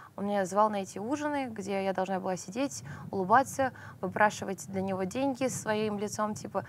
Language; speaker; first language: Russian; early bilingual, heritage; Russian